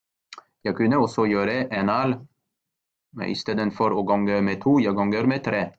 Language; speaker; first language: Norwegian; non-native, fluent; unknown